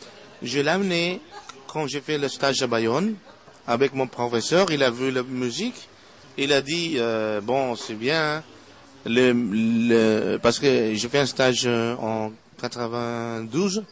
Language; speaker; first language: French; non-native, fluent; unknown